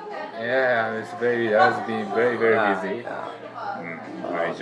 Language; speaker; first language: English; non-native, learner; Japanese